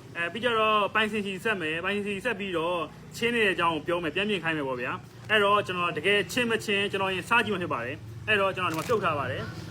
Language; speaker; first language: Burmese; non-native, local second language; Shan